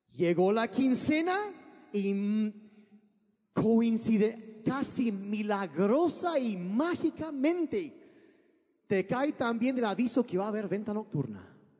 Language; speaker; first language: Spanish; early bilingual, other home language; English